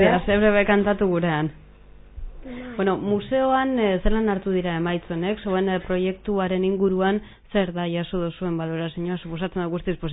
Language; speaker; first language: Basque; native; Basque